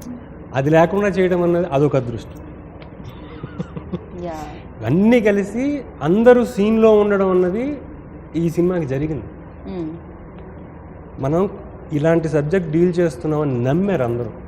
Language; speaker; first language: Telugu; native; Telugu